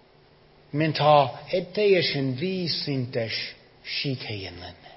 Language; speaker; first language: Hungarian; non-native, fluent; English